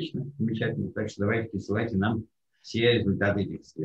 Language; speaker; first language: Russian; non-native, fluent; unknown